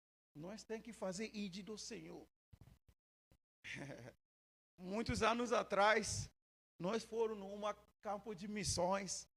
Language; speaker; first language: Portuguese; non-native, learner; Yoruba